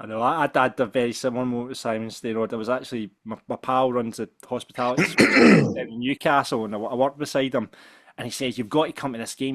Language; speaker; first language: English; native; English